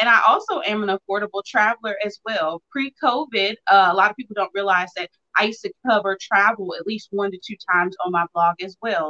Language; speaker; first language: English; native; English